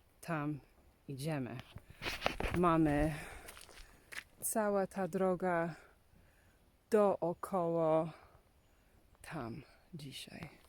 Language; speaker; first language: Polish; non-native, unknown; English